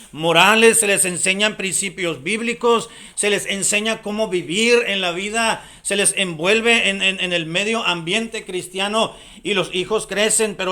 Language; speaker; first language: Spanish; native; Spanish